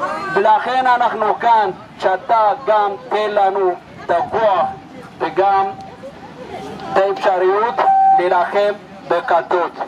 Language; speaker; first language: Hebrew; non-native, fluent; Amharic